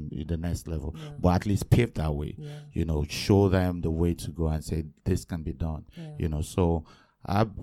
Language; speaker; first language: English; non-native, local second language; Yoruba